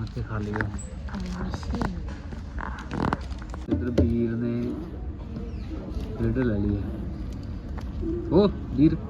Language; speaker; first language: Punjabi; native; Punjabi